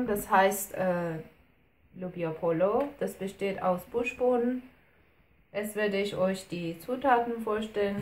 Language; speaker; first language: German; non-native, fluent; Persian